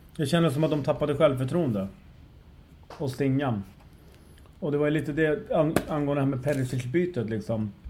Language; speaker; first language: Swedish; early bilingual, other home language; Persian